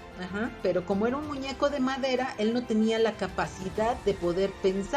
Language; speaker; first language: Spanish; native; Spanish